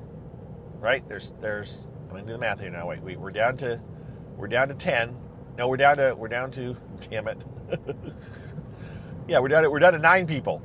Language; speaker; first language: English; native; English